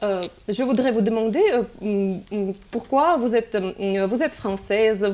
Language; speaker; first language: French; non-native, fluent; Russian